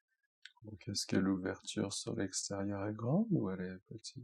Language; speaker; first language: French; native; French